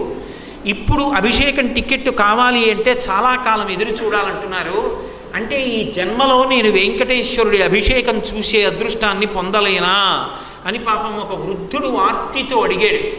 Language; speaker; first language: Telugu; native; Telugu